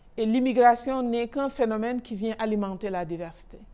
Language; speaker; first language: French; non-native, local second language; Wolof